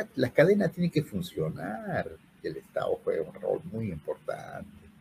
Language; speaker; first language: Spanish; native; Spanish